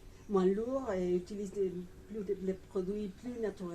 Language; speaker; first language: French; non-native, fluent; Spanish